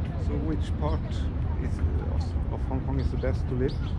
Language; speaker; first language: English; non-native, learner; Swedish